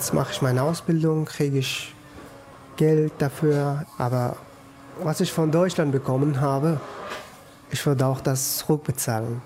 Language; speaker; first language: German; non-native, fluent; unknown